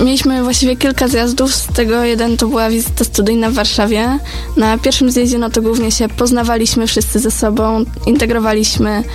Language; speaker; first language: Polish; native; Polish